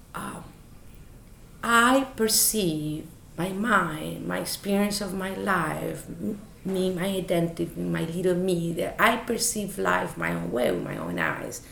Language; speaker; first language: English; non-native, fluent; Spanish